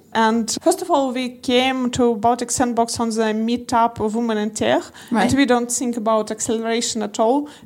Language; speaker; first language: English; non-native, learner; Russian